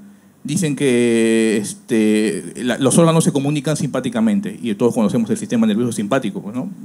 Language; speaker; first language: Spanish; native; Spanish